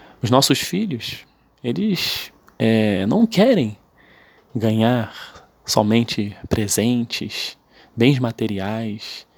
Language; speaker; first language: Portuguese; native; Portuguese